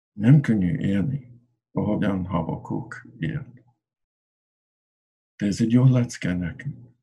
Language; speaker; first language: Hungarian; non-native, learner; English